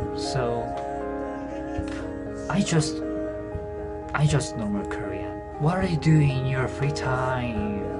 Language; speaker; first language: English; non-native, learner; Korean